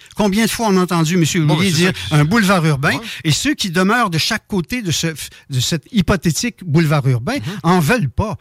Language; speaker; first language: French; native; French